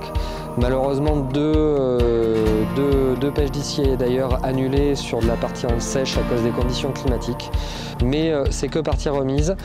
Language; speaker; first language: French; native; French